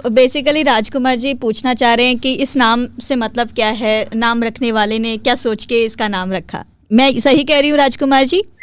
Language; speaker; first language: Hindi; native; Hindi